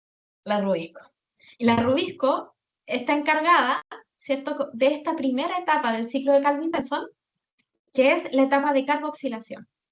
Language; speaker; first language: Spanish; native; Spanish